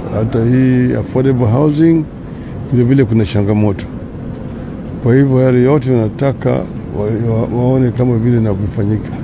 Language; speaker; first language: Swahili; non-native, local second language; Luo (Kenya and Tanzania)